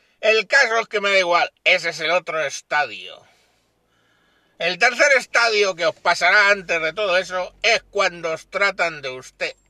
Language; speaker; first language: Spanish; native; Spanish